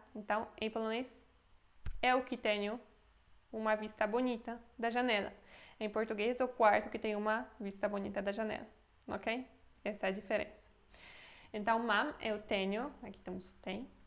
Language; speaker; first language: Portuguese; non-native, fluent; Polish